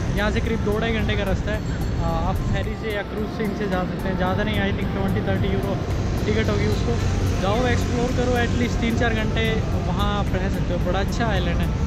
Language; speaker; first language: Hindi; native; Hindi